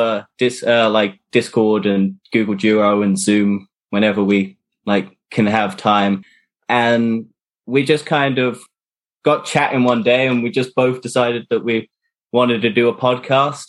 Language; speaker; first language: English; native; English